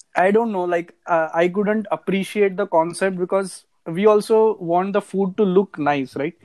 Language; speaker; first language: English; non-native, local second language; Hindi